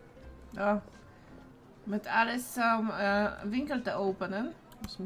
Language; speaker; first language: Dutch; non-native, learner; Polish